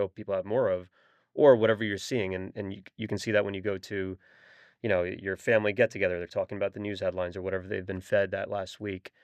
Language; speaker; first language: English; native; English